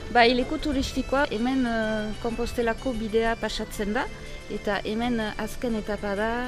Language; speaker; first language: Basque; non-native, local second language; French